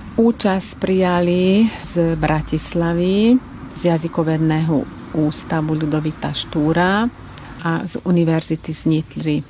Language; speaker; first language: Slovak; early bilingual, heritage; Slovak